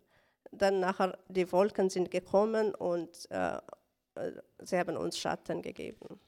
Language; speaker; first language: German; non-native, learner; Tigrinya